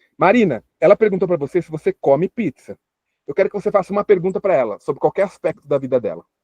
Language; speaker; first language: Portuguese; native; Portuguese